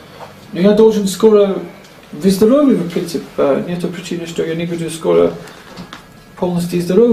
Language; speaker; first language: Russian; non-native, learner; English